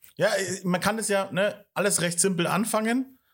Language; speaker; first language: German; native; German